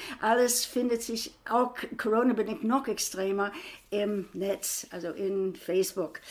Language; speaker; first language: German; non-native, fluent; English